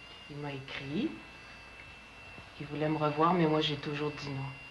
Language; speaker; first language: French; native; French